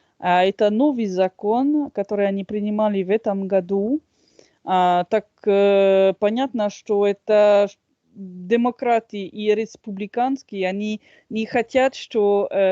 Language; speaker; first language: Russian; non-native, fluent; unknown